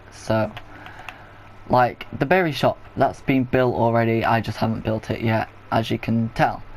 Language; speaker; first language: English; native; English